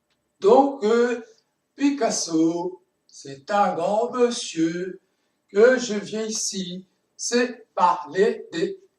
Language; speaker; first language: French; non-native, fluent; Portuguese